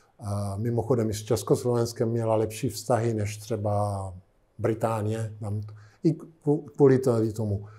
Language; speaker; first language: Czech; non-native, fluent; Italian